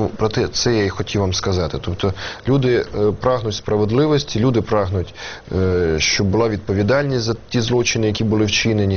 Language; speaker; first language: Ukrainian; native; Ukrainian